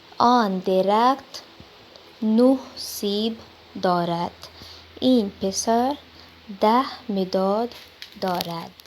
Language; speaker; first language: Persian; non-native, learner; Urdu